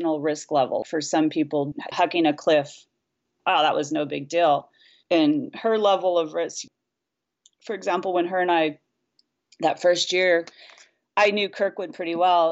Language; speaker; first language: English; native; English